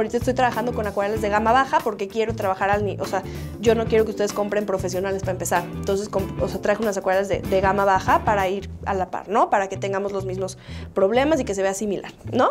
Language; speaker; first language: Spanish; native; Spanish